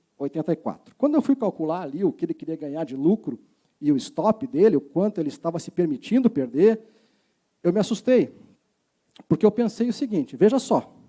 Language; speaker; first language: Portuguese; native; Portuguese